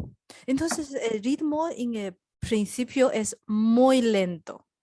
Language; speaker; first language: Spanish; non-native, learner; Chinese